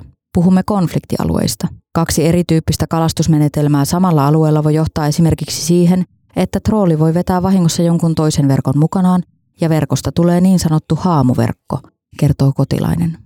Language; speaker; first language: Finnish; native; Finnish